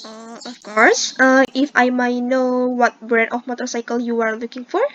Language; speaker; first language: English; non-native, learner; Indonesian